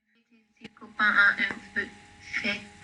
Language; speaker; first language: French; non-native, learner; Arabic